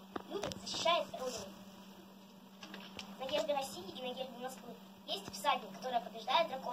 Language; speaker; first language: Russian; native; Russian